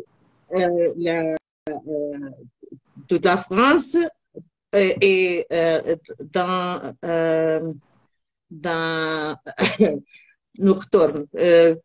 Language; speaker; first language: French; non-native, learner; Portuguese